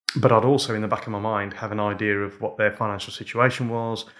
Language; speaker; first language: English; native; English